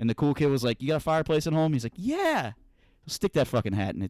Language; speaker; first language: English; native; English